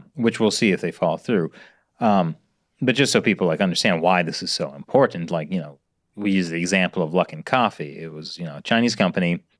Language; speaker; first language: English; native; English